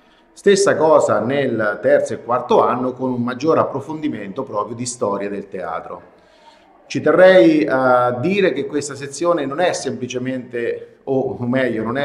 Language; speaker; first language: Italian; native; Italian